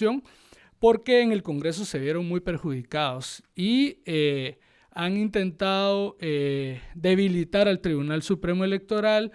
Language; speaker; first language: Spanish; native; Spanish